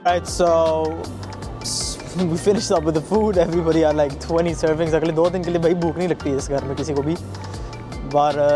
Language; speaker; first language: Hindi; early bilingual, heritage; Hindi